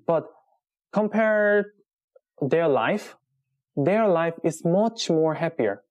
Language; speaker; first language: English; non-native, learner; Korean